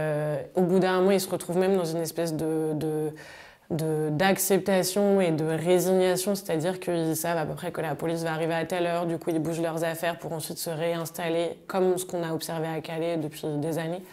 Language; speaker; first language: French; native; French